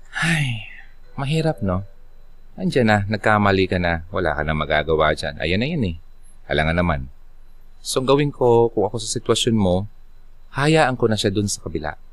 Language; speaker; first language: Filipino; non-native, local second language; Bikol